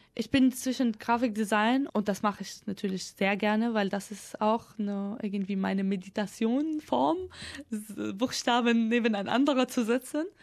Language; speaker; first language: German; non-native, fluent; Arabic